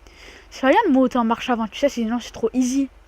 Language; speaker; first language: French; native; French